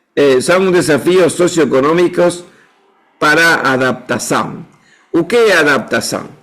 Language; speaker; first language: Portuguese; non-native, fluent; Spanish